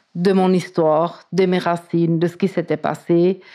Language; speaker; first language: French; native; French